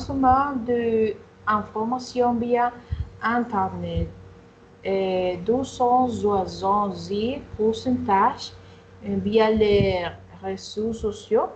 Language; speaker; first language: French; non-native, learner; Spanish